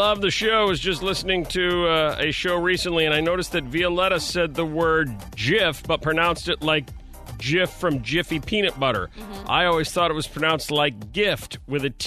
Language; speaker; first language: English; native; English